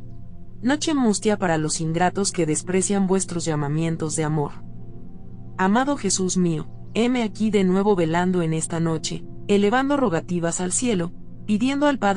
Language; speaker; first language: Spanish; native; Spanish